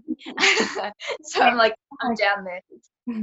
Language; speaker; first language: English; native; English